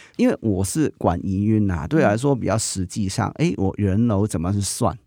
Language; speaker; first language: Chinese; non-native, local second language; Cantonese